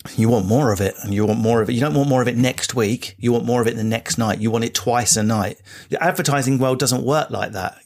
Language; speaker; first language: English; native; English